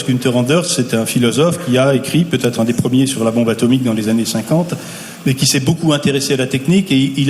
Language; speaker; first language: French; native; French